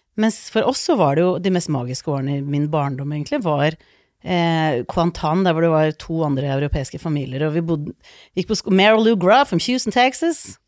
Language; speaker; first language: Norwegian; early bilingual, other home language; Icelandic